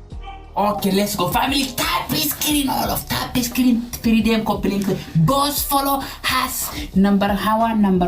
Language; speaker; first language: English; non-native, learner; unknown